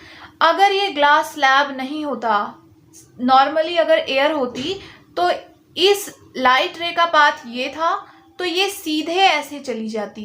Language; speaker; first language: Hindi; native; Hindi